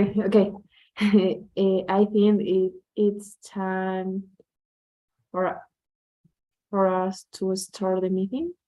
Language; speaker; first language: English; non-native, learner; Spanish